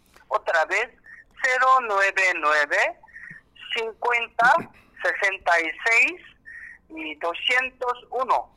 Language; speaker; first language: Spanish; non-native, learner; Korean